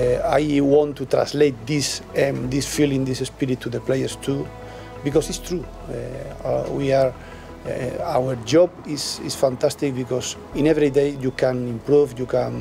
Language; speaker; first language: English; non-native, learner; Spanish